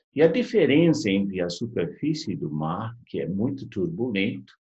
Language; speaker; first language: Portuguese; non-native, fluent; English